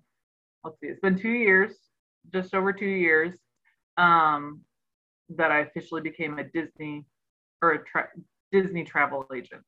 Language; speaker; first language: English; native; English